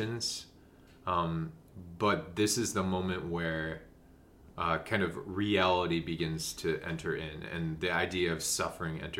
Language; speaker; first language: English; native; English